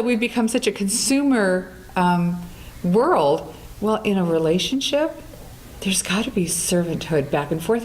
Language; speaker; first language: English; native; English